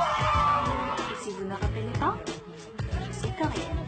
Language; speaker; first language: French; non-native, fluent; Korean